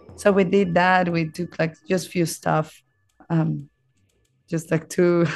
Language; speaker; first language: English; non-native, fluent; Spanish